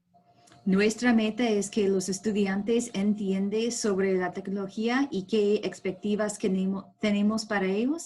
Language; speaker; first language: Spanish; non-native, learner; English